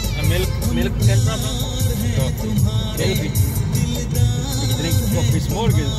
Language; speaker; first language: Dutch; non-native, learner; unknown